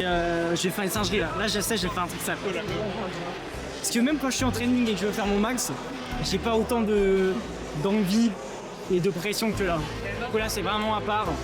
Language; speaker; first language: French; native; French